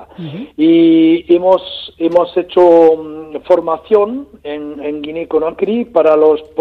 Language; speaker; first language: Spanish; non-native, learner; French